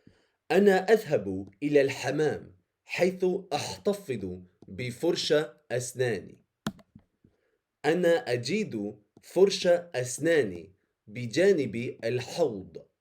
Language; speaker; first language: Arabic; non-native, fluent; English